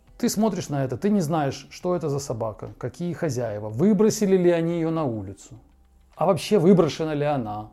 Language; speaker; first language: Russian; native; Russian